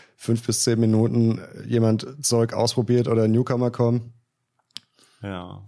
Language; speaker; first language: German; native; German